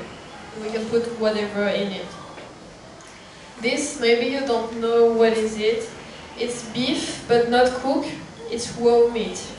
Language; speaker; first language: English; non-native, fluent; French